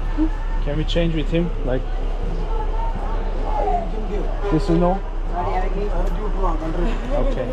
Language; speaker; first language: English; non-native, learner; Turkish